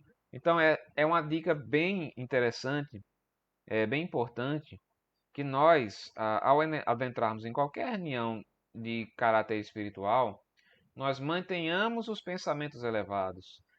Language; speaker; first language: Portuguese; native; Portuguese